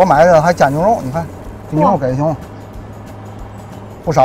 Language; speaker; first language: Chinese; native; Chinese